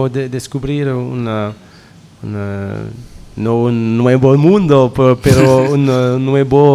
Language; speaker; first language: Spanish; non-native, learner; French